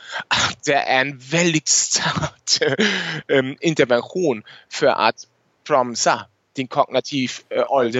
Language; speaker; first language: Swedish; non-native, fluent; German